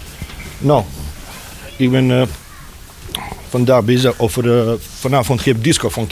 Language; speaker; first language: Dutch; non-native, learner; Bosnian